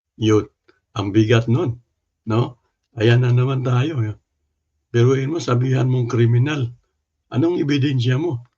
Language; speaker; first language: Filipino; non-native, local second language; Cebuano